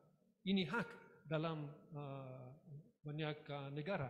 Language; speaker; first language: Indonesian; non-native, learner; English